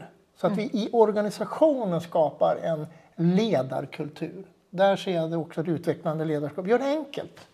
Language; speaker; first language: Swedish; native; Swedish